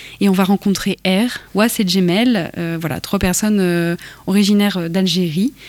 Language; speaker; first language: French; native; French